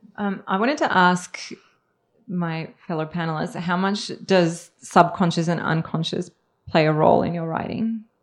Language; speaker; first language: English; early bilingual, other home language; Serbian